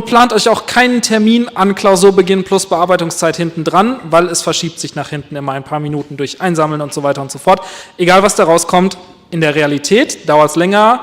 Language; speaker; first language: German; native; German